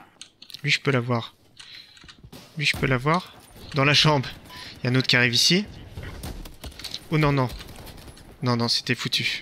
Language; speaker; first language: French; native; French